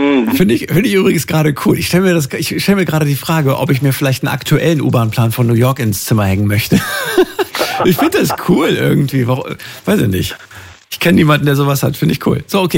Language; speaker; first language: German; native; German